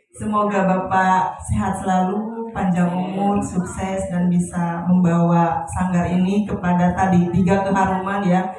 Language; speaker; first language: Indonesian; non-native, local second language; Sundanese